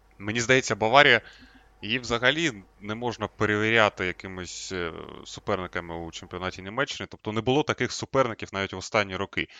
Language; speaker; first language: Ukrainian; native; Ukrainian